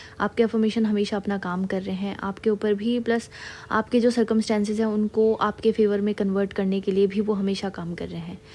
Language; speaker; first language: Hindi; native; Hindi